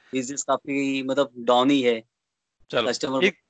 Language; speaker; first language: Hindi; native; Hindi